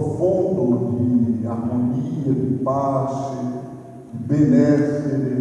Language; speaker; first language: Italian; non-native, fluent; Portuguese